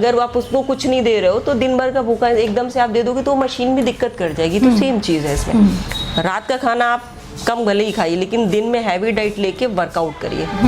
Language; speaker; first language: Hindi; native; Hindi